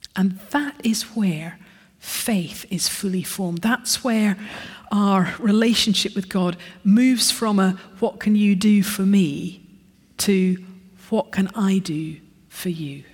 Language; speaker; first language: English; native; English